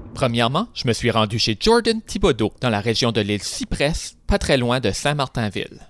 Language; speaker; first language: French; native; French